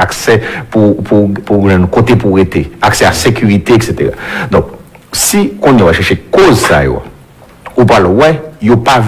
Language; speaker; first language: French; non-native, local second language; Haitian Creole